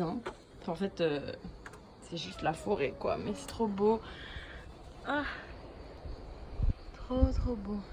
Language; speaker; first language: French; native; French